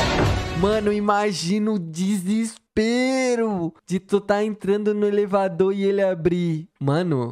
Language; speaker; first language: Portuguese; native; Portuguese